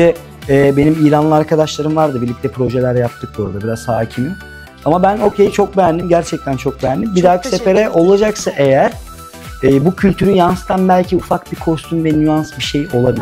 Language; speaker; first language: Turkish; native; Turkish